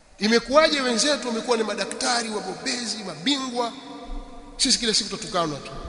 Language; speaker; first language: Swahili; native; Swahili